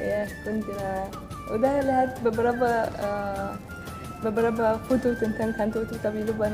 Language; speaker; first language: Indonesian; non-native, fluent; Arabic